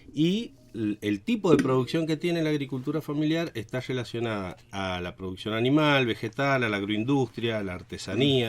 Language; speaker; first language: Spanish; native; Spanish